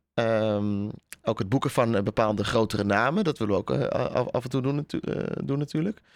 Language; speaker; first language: Dutch; native; Dutch